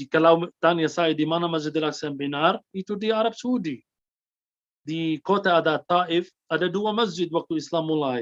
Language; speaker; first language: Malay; non-native, fluent; Arabic